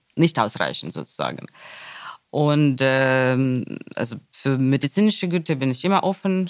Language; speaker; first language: German; non-native, fluent; Ukrainian